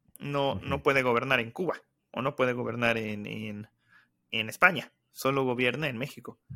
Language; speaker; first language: Spanish; native; Spanish